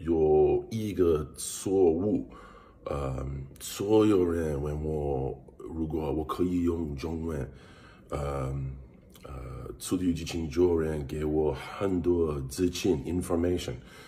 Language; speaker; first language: Chinese; non-native, learner; English